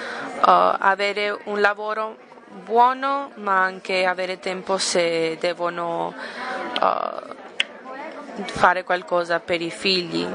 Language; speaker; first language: Italian; non-native, learner; English